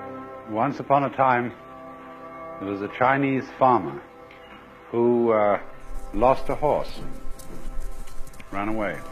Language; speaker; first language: English; native; English